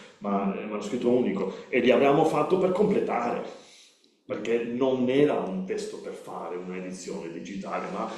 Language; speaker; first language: Italian; non-native, learner; Spanish